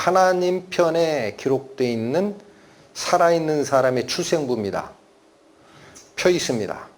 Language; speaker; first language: Korean; native; Korean